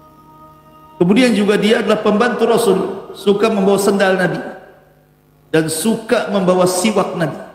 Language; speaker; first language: Indonesian; native; Indonesian